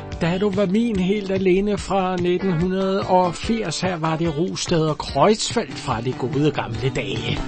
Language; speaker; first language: Danish; native; Danish